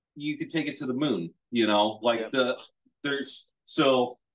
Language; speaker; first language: English; native; English